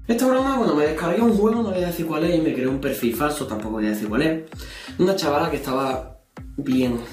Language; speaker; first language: Spanish; native; Spanish